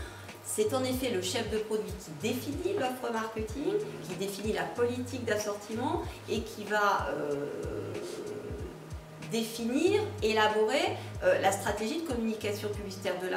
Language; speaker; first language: French; native; French